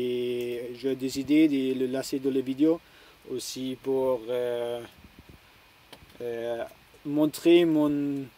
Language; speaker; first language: French; non-native, learner; German